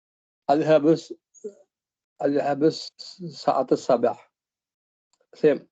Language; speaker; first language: Arabic; non-native, learner; Tamil